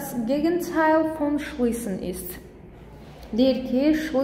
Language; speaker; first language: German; non-native, fluent; Azerbaijani